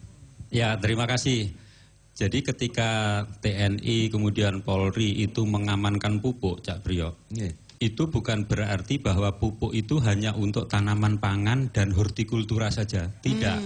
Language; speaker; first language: Indonesian; non-native, local second language; Javanese